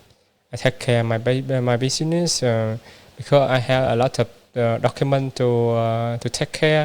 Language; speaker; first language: English; non-native, learner; Vietnamese